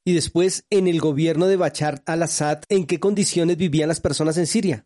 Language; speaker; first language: Spanish; native; Spanish